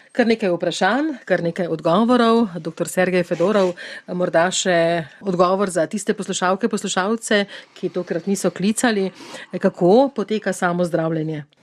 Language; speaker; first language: Slovenian; native; Slovenian